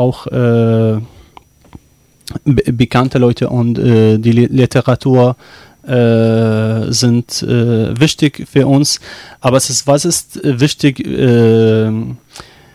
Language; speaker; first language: German; non-native, learner; Arabic